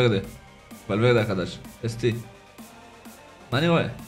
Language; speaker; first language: Hebrew; native; Hebrew